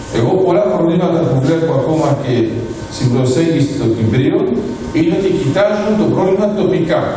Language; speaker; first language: Greek; early bilingual, heritage; Greek